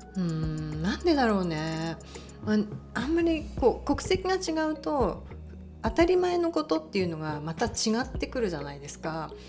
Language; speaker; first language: Japanese; native; Japanese